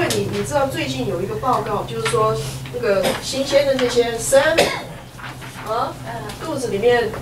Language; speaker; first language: Chinese; native; Chinese